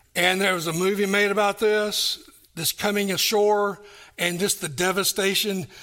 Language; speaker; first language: English; native; English